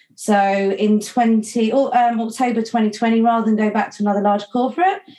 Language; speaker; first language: English; native; English